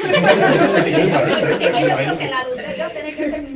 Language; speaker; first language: Spanish; native; Spanish